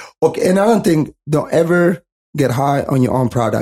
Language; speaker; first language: English; non-native, fluent; Somali